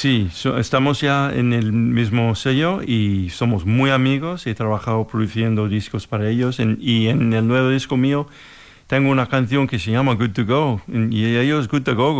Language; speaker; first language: Spanish; non-native, fluent; English